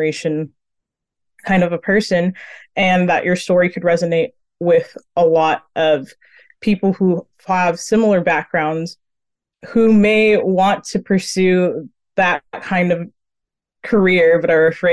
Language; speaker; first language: English; native; English